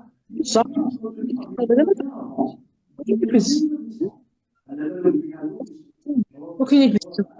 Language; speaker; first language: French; non-native, local second language; Arabic